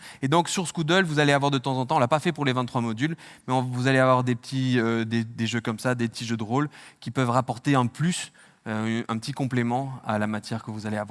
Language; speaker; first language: French; native; French